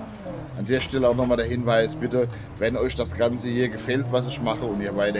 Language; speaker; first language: German; native; German